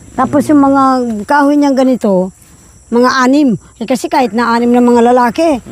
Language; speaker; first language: Filipino; native; Filipino